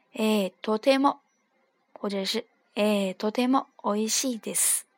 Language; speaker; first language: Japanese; non-native, fluent; Chinese